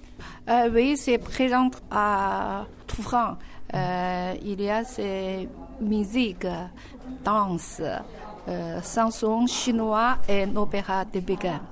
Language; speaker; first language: French; non-native, learner; Chinese